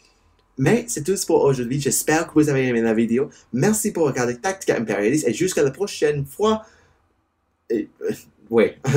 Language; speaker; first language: French; non-native, learner; English